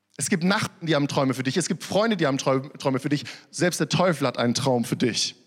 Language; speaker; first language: German; early bilingual, other home language; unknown